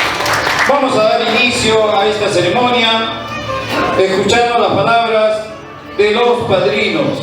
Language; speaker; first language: Spanish; native; Spanish